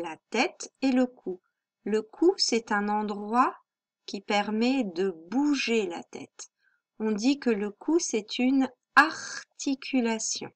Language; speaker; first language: French; native; French